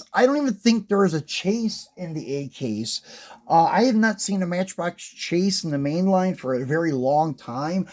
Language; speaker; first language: English; native; English